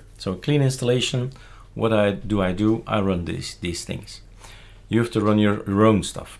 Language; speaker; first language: English; non-native, fluent; Dutch